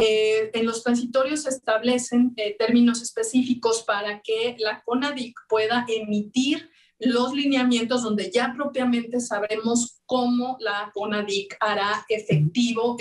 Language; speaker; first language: Spanish; native; Spanish